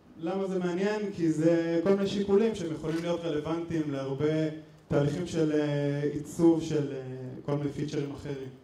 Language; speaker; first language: Hebrew; native; Hebrew